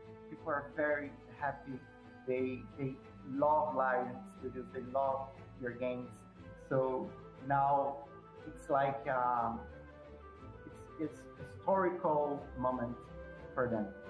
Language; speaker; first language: English; non-native, fluent; Portuguese